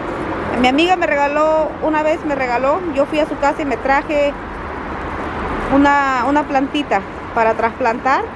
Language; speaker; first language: Spanish; native; Spanish